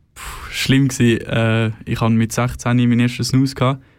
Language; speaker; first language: German; non-native, fluent; Swedish